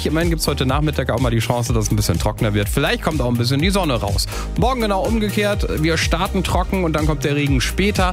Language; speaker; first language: German; native; German